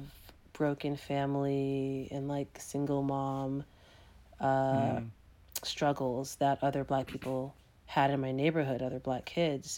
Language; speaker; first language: English; native; English